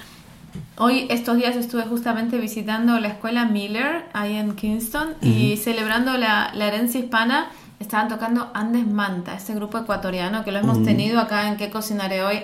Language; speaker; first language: Spanish; native; Spanish